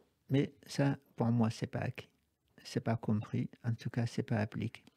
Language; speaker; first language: French; non-native, fluent; Arabic